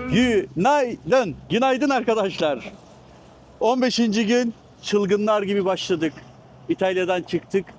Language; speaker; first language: Turkish; early bilingual, heritage; Turkish